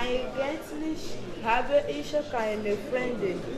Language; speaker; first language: German; non-native, learner; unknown